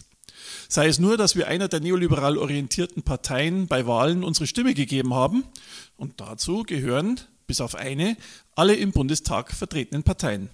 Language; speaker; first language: German; native; German